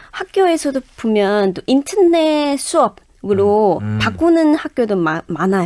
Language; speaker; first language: Korean; non-native, fluent; Chinese